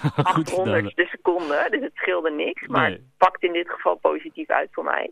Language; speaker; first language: Dutch; native; Dutch